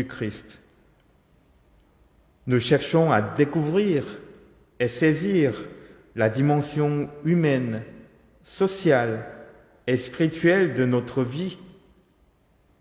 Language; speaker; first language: French; non-native, fluent; Korean